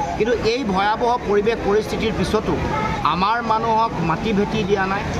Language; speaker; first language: Assamese; native; Assamese